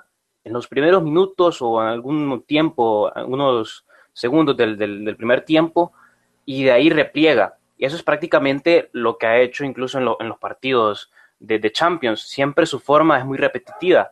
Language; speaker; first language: Spanish; native; Spanish